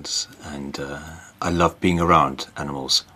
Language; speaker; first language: English; native; English